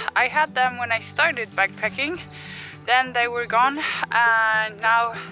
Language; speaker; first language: English; non-native, fluent; German